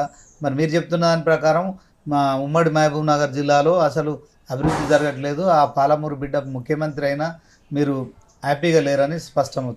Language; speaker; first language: Telugu; native; Telugu